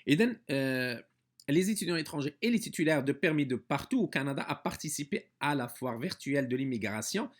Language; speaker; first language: French; non-native, local second language; Arabic